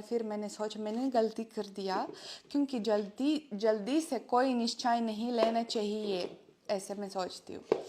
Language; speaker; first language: Hindi; non-native, learner; Russian